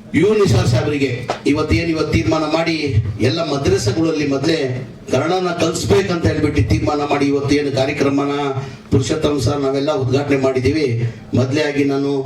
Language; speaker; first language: Kannada; non-native, local second language; Urdu